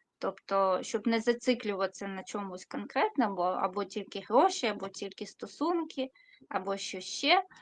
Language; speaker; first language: Ukrainian; non-native, local second language; Russian